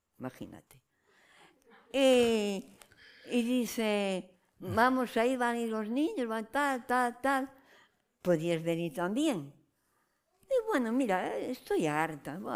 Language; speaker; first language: Spanish; non-native, local second language; Galician